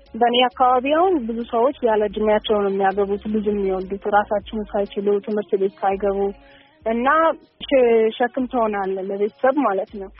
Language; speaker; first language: Amharic; non-native, local second language; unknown